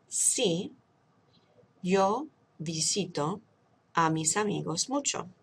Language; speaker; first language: Spanish; non-native, fluent; English